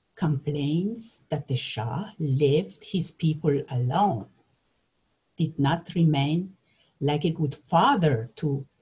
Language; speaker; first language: English; non-native, learner; Persian